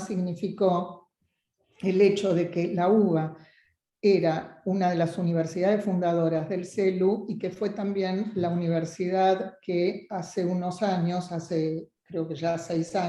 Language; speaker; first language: Spanish; native; Spanish